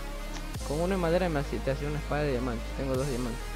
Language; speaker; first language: Spanish; native; Spanish